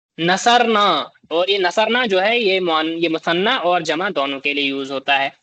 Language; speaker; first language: Urdu; native; Urdu